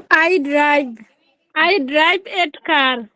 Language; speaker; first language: English; non-native, learner; Bangla